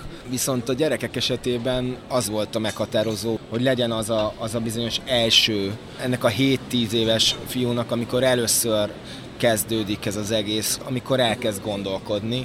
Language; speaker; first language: Hungarian; native; Hungarian